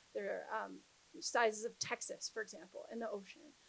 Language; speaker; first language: English; native; English